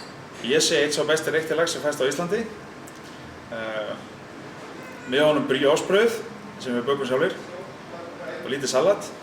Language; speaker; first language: Icelandic; native; Icelandic